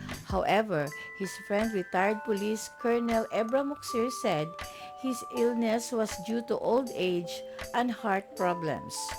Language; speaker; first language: English; non-native, local second language; Filipino